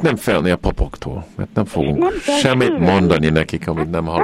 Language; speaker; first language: Hungarian; non-native, fluent; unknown